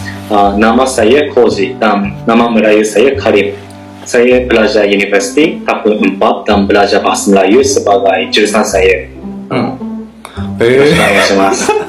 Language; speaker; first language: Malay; non-native, fluent; Japanese